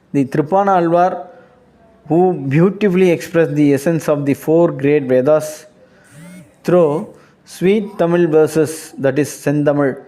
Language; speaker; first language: English; non-native, local second language; Tamil